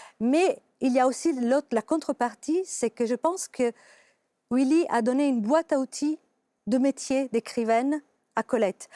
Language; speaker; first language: French; non-native, fluent; Italian